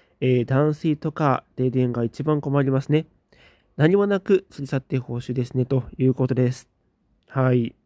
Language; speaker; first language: Japanese; native; Japanese